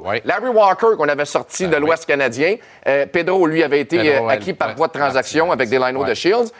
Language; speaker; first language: French; native; French